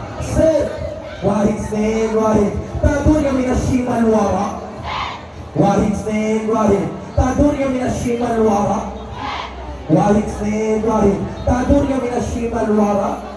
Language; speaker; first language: Arabic; non-native, learner; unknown